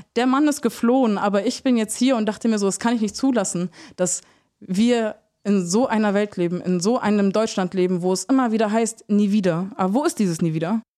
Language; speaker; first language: German; early bilingual, other home language; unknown